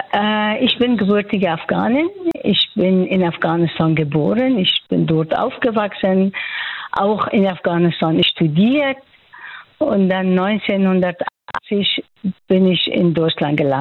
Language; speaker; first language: German; non-native, fluent; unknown